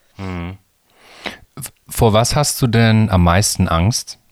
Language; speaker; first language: German; native; German